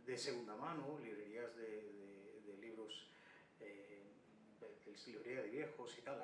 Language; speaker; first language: Spanish; non-native, fluent; Bangla